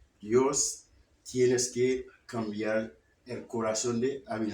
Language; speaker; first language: Spanish; non-native, learner; Haitian Creole